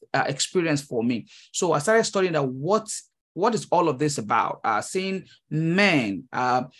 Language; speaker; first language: English; non-native, local second language; Yoruba